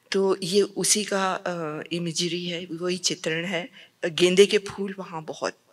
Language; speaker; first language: Hindi; native; Hindi